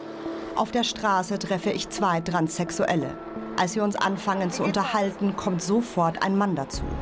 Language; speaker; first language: German; native; German